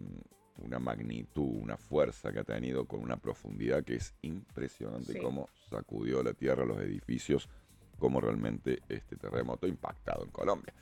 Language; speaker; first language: Spanish; native; Spanish